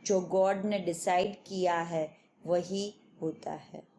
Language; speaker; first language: Hindi; non-native, local second language; Gujarati